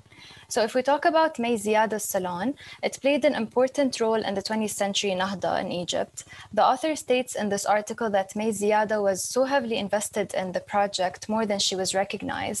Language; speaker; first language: English; non-native, fluent; Arabic